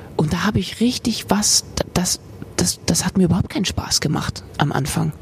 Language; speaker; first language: German; native; German